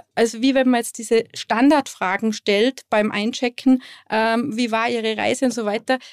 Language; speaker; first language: German; native; German